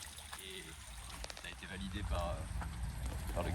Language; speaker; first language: French; native; French